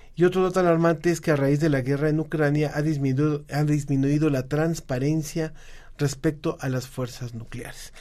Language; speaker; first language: Spanish; native; Spanish